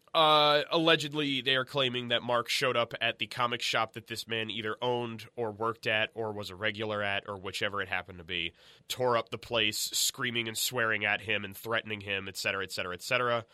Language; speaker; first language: English; native; English